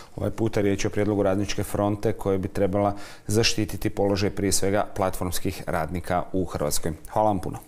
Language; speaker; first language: Croatian; native; Croatian